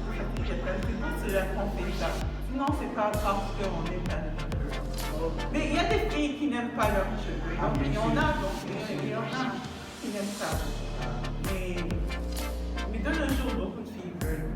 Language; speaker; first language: French; non-native, local second language; Kinyarwanda